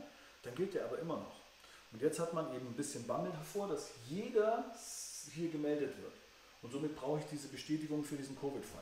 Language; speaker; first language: German; native; German